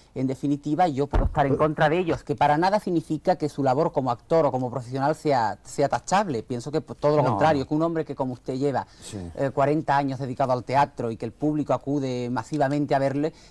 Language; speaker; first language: Spanish; early bilingual, other home language; Arabic